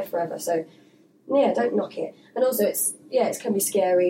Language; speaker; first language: English; native; English